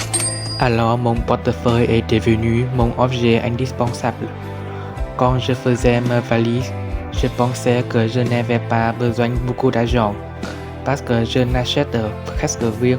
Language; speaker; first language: French; non-native, learner; Vietnamese